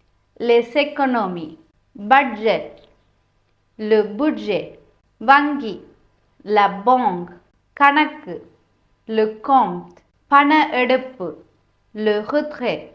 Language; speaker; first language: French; non-native, fluent; Tamil